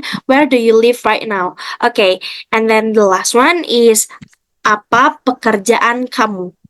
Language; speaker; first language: English; non-native, fluent; Indonesian